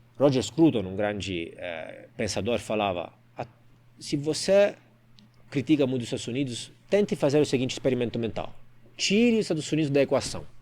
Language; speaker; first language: Portuguese; non-native, fluent; Italian